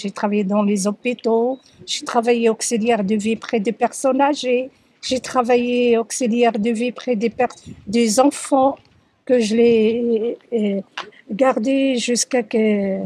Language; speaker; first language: French; early bilingual, other home language; Arabic